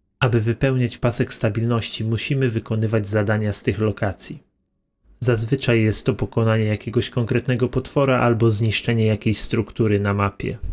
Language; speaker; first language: Polish; native; Polish